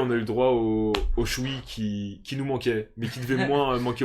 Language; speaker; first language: French; native; French